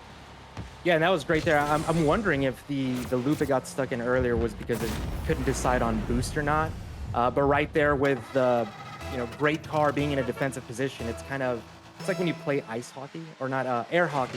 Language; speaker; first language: English; native; English